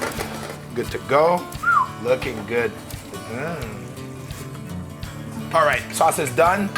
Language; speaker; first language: English; native; English